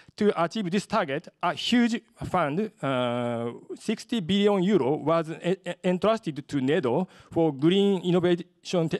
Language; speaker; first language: English; non-native, fluent; Japanese